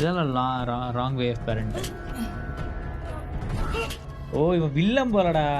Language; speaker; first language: Tamil; native; Tamil